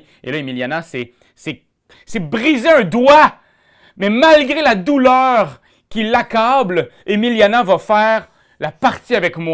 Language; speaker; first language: French; native; French